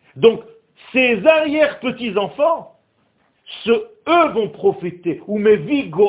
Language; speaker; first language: French; non-native, fluent; Hebrew